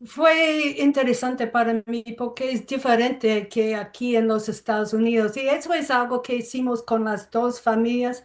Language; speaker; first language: Spanish; non-native, fluent; English